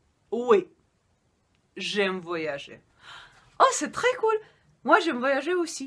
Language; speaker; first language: French; non-native, fluent; Russian